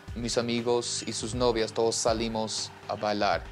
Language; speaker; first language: Spanish; non-native, fluent; English